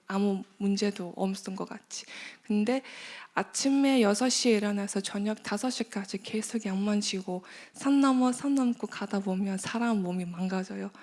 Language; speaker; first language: Korean; non-native, fluent; Mongolian